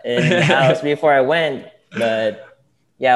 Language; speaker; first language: English; non-native, local second language; Filipino